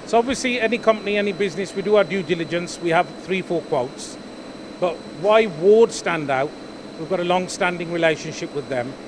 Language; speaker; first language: English; native; English